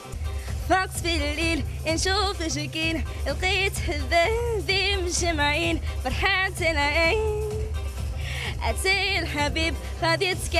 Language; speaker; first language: Arabic; early bilingual, heritage; Arabic